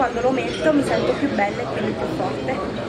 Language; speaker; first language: Italian; native; Italian